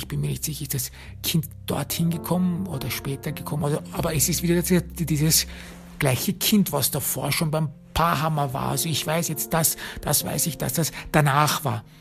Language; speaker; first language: German; early bilingual, other home language; Turkish